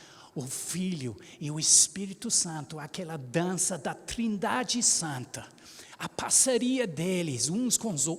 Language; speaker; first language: Portuguese; non-native, fluent; English